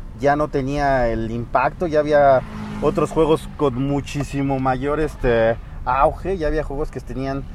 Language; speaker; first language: Spanish; native; Spanish